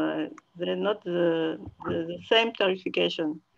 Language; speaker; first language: English; non-native, learner; French